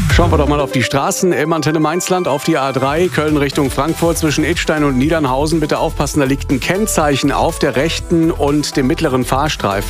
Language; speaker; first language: German; native; German